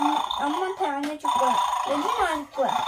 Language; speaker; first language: Korean; native; Korean